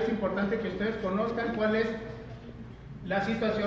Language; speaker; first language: Spanish; native; Spanish